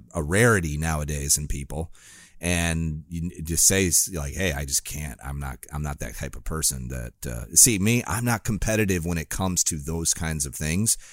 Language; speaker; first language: English; native; English